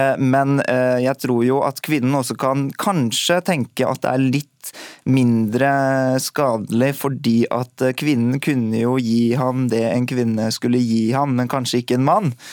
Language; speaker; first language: Norwegian; early bilingual, other home language; Urdu